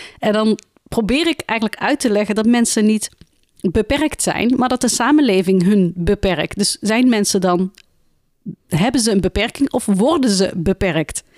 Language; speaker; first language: Dutch; early bilingual, other home language; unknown